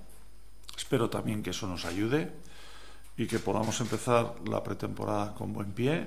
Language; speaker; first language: Spanish; native; Spanish